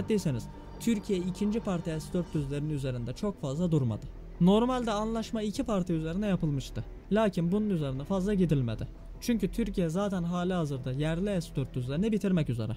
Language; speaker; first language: Turkish; native; Turkish